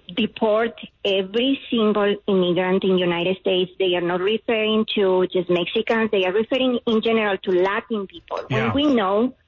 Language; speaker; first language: English; non-native, fluent; Spanish